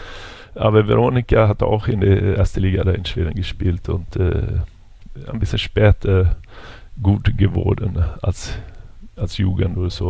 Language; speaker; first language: German; non-native, fluent; Swedish